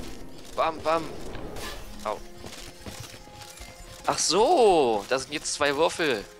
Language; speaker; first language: German; native; German